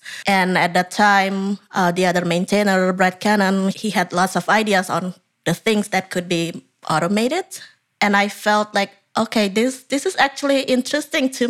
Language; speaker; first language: English; non-native, fluent; Indonesian